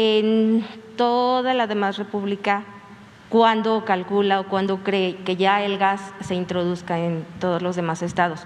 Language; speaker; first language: Spanish; native; Spanish